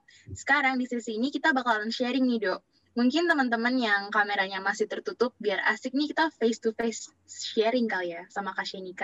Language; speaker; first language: Indonesian; native; Indonesian